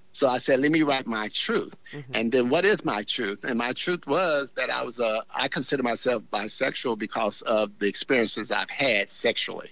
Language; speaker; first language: English; native; English